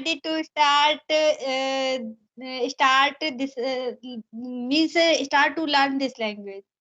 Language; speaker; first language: English; non-native, learner; Hindi